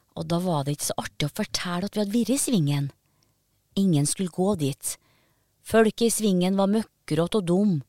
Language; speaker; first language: Norwegian; native; Norwegian